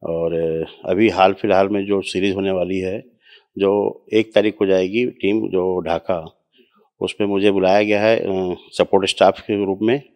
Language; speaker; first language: Hindi; native; Hindi